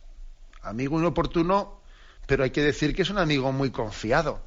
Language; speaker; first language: Spanish; native; Spanish